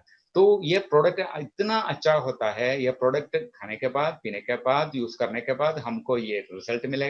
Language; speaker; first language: Hindi; non-native, local second language; Malayalam